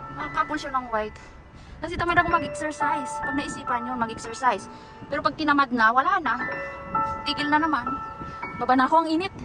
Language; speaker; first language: Filipino; non-native, local second language; Hiligaynon